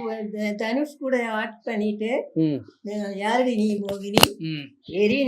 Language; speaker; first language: Tamil; non-native, learner; Malayalam